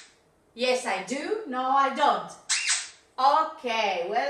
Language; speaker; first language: English; non-native, fluent; Spanish